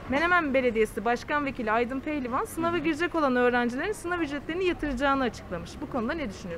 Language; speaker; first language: Turkish; native; Turkish